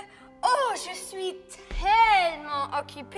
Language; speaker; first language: French; non-native, learner; English